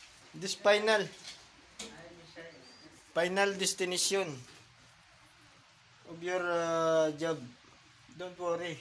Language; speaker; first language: English; non-native, learner; Filipino